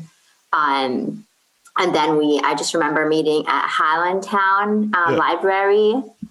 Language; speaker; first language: English; non-native, fluent; Arabic